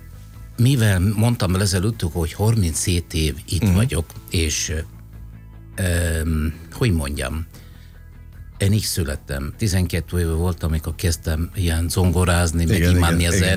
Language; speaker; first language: Hungarian; non-native, fluent; Italian